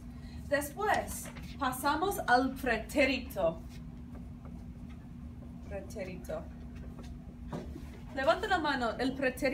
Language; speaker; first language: Spanish; non-native, fluent; English